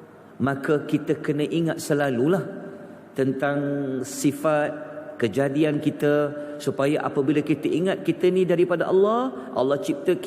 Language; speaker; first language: Malay; native; Malay